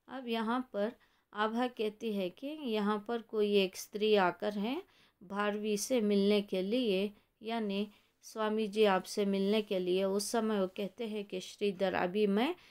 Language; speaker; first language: Hindi; non-native, local second language; Kannada